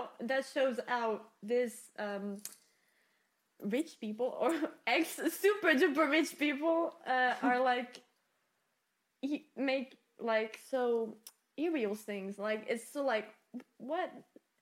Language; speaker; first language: English; non-native, fluent; French